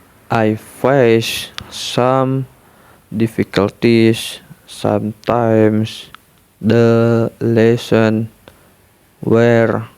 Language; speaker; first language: English; non-native, learner; Indonesian